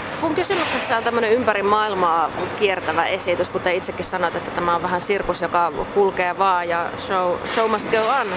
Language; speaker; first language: Finnish; native; Finnish